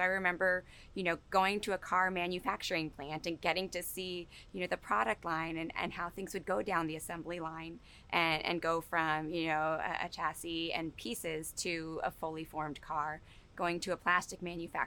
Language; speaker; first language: English; native; English